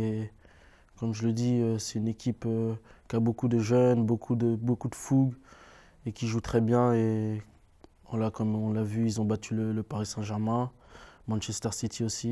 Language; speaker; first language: French; native; French